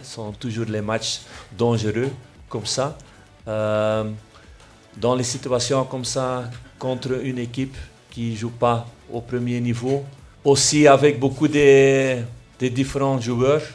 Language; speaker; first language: French; non-native, local second language; Dutch